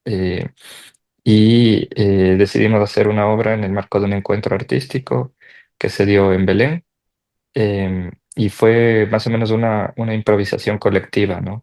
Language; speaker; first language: Spanish; native; Spanish